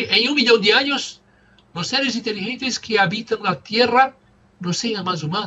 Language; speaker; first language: Spanish; non-native, fluent; Portuguese